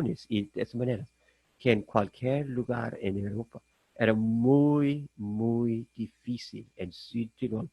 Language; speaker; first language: Spanish; non-native, fluent; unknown